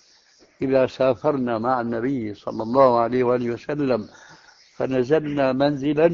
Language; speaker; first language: Arabic; early bilingual, other home language; Albanian